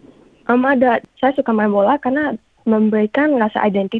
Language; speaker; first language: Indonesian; early bilingual, heritage; English